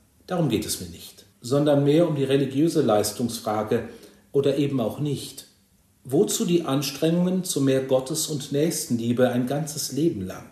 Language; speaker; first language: German; native; German